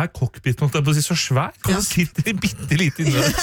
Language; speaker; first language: Norwegian; native; Norwegian